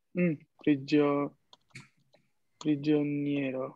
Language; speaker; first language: Italian; non-native, fluent; Spanish